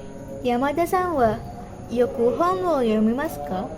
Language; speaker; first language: Japanese; non-native, learner; Indonesian